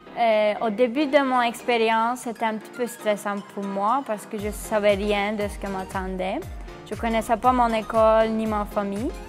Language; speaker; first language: French; non-native, fluent; Turkish